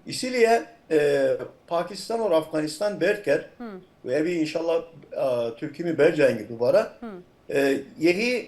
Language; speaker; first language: Hindi; non-native, fluent; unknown